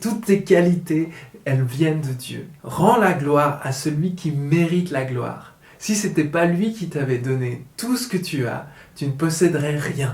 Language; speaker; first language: French; native; French